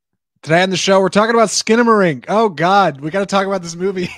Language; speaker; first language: English; native; English